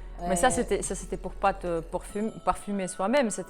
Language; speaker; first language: French; non-native, fluent; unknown